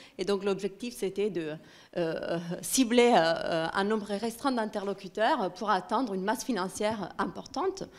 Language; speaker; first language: French; non-native, fluent; Italian